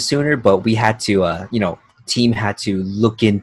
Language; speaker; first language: English; native; English